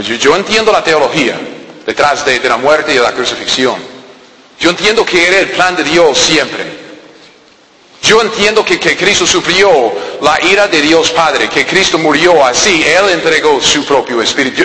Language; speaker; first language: Spanish; non-native, fluent; English